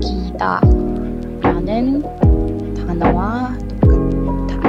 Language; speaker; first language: Korean; non-native, learner; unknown